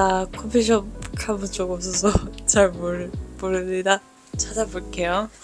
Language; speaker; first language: Korean; non-native, learner; Dutch